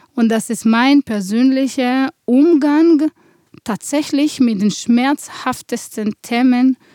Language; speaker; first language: German; non-native, fluent; Hebrew